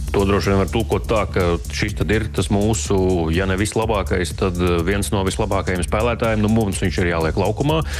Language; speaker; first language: Latvian; native; Latvian